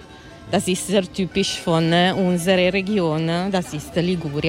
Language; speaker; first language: German; non-native, learner; Italian